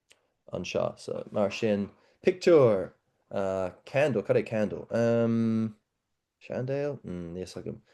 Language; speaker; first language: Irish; non-native, learner; English